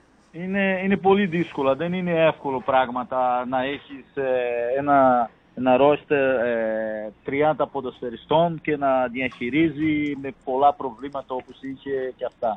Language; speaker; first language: Greek; non-native, fluent; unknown